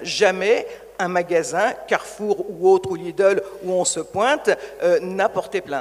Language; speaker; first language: French; native; French